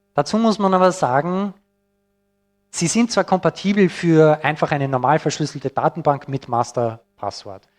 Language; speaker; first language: German; non-native, fluent; English